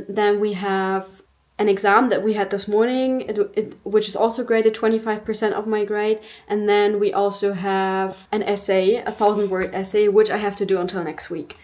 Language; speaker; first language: English; non-native, fluent; German